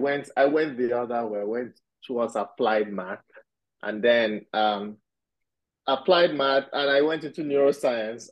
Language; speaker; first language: English; non-native, local second language; Igbo